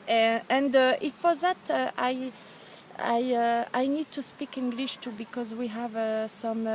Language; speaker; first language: English; non-native, learner; French